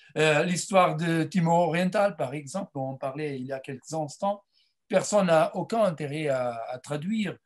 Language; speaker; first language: French; non-native, fluent; Portuguese